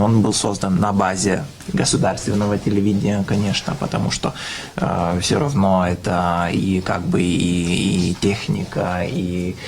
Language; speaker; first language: Russian; non-native, fluent; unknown